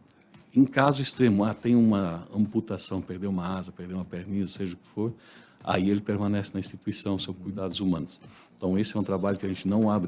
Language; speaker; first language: Portuguese; native; Portuguese